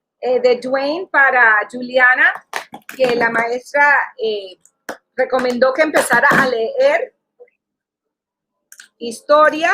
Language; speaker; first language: Spanish; early bilingual, heritage; Spanish